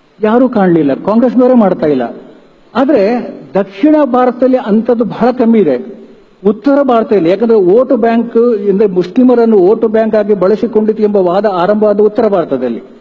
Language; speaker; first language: Kannada; non-native, local second language; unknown